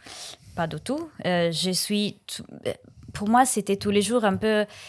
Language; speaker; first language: French; non-native, learner; Italian